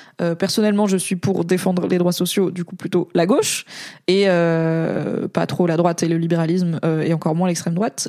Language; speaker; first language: French; native; French